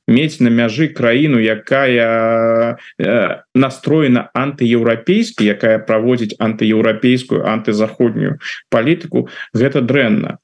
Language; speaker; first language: Belarusian; non-native, local second language; Russian